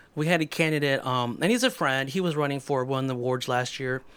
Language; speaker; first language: English; native; English